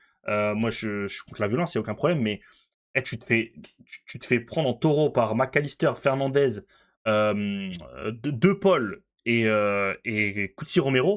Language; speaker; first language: French; native; French